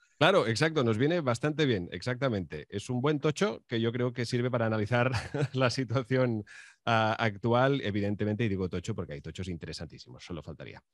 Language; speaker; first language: Spanish; native; Spanish